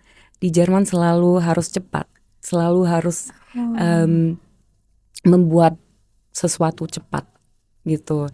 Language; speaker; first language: Indonesian; early bilingual, heritage; German